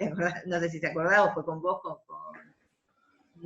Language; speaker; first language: Spanish; native; Spanish